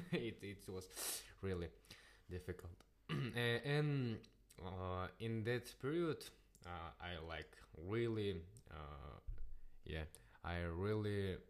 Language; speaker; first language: English; non-native, learner; Russian